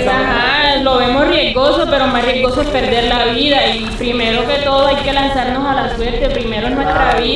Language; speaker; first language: Spanish; native; Spanish